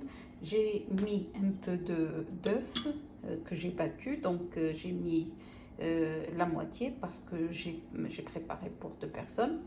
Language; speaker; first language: French; non-native, local second language; Arabic